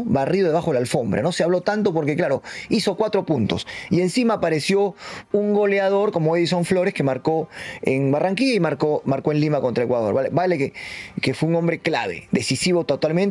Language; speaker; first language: Spanish; native; Spanish